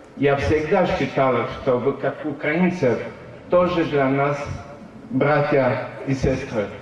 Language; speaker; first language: Russian; non-native, learner; Romanian